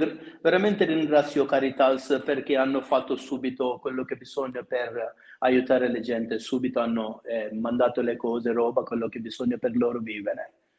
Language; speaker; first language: Italian; non-native, fluent; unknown